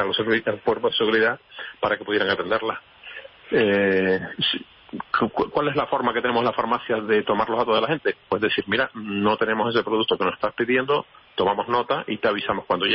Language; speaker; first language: Spanish; native; Spanish